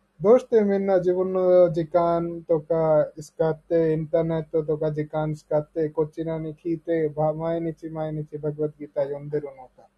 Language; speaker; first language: Japanese; non-native, learner; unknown